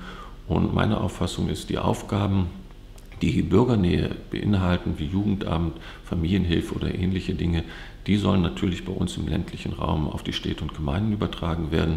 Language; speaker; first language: German; native; German